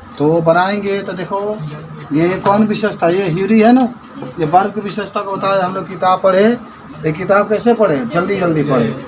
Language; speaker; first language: Hindi; native; Hindi